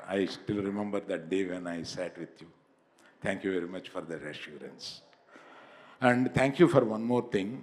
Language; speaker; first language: English; non-native, local second language; Telugu